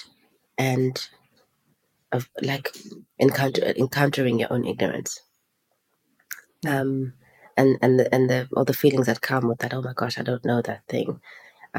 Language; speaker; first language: English; non-native, local second language; Xhosa